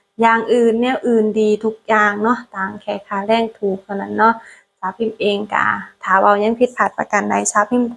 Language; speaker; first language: Thai; non-native, learner; Lao